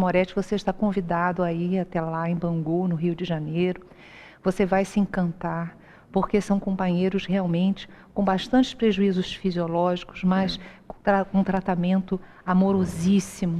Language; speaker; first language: Portuguese; native; Portuguese